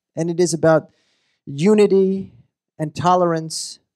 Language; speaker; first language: English; native; English